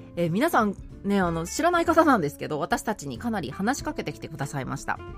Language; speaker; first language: Japanese; native; Japanese